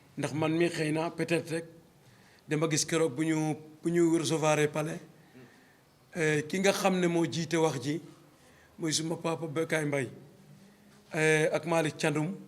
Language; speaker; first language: Wolof; non-native, local second language; Serer